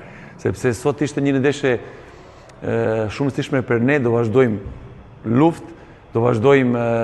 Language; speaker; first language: Albanian; non-native, learner; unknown